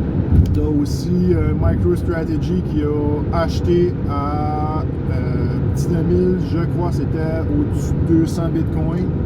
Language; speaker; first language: French; native; French